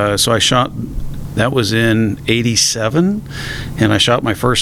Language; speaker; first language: English; native; English